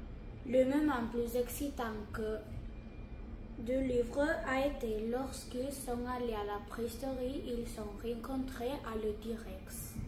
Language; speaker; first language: French; non-native, learner; Catalan